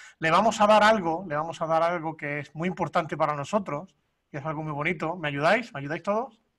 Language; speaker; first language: Spanish; native; Spanish